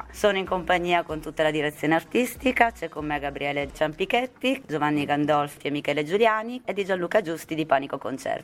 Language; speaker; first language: Italian; native; Italian